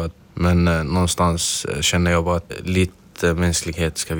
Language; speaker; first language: Swedish; non-native, fluent; Arabic